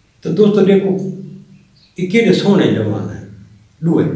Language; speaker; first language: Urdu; non-native, local second language; Saraiki